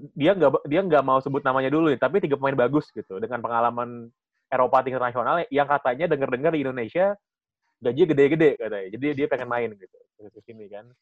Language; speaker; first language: Indonesian; native; Indonesian